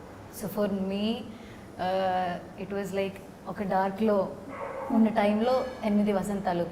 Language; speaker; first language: Telugu; non-native, learner; Malayalam